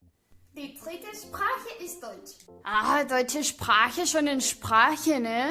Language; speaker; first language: German; non-native, learner; Spanish